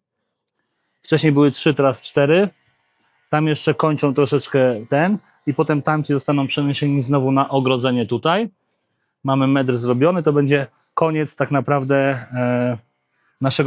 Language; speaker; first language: Polish; native; Polish